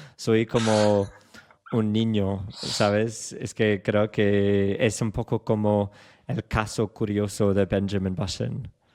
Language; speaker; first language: Spanish; non-native, fluent; English